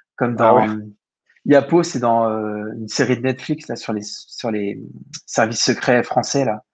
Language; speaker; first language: French; native; French